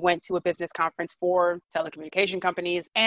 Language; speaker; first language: English; native; English